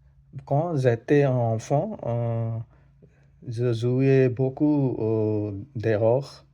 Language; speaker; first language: French; non-native, learner; Hindi